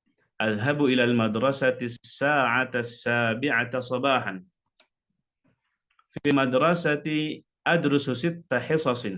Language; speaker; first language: Arabic; non-native, fluent; Indonesian